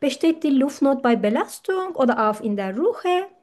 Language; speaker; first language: German; non-native, fluent; Turkish